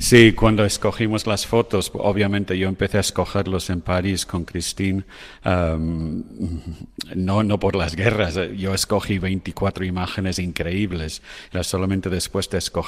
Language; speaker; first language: Spanish; non-native, fluent; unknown